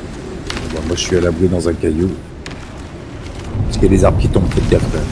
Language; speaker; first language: French; native; French